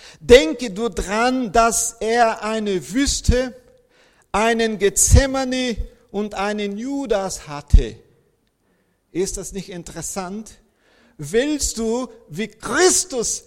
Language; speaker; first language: German; non-native, fluent; Portuguese